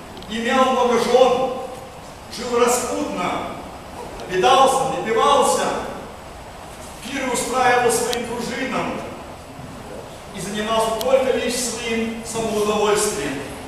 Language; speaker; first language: Russian; early bilingual, heritage; Russian